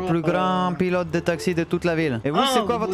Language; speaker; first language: French; native; French